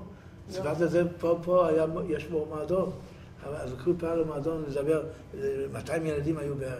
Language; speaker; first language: Hebrew; early bilingual, other home language; Yiddish